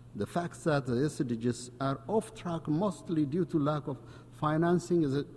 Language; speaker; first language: English; non-native, local second language; Amharic